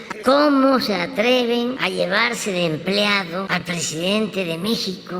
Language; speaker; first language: Spanish; native; Spanish